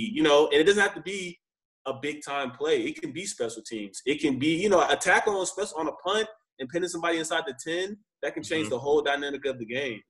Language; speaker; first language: English; native; English